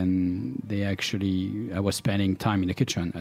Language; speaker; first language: English; non-native, fluent; French